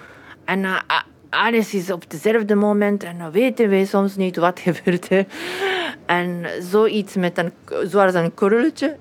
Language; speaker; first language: Dutch; non-native, learner; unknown